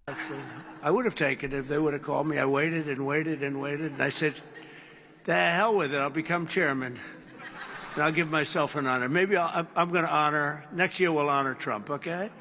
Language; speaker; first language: English; native; English